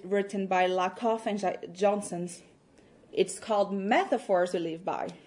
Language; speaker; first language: English; non-native, fluent; Portuguese